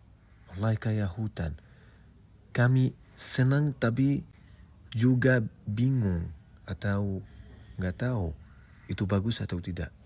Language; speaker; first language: Indonesian; non-native, fluent; Arabic